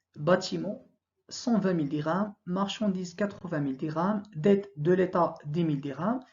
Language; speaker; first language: French; non-native, local second language; Arabic